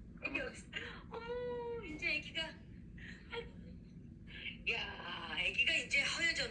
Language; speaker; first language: Korean; native; Korean